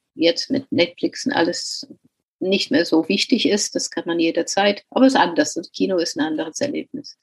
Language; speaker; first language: German; non-native, fluent; English